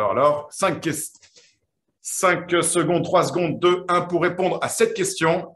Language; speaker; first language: French; native; French